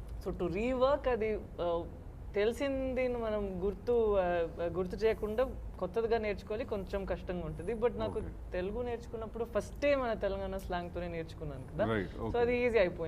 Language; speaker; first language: Telugu; non-native, local second language; Badaga